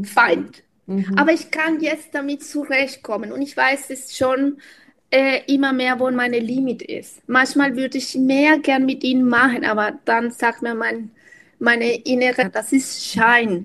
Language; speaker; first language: German; non-native, fluent; Spanish